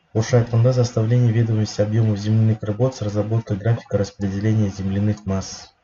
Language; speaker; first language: Russian; non-native, local second language; Kazakh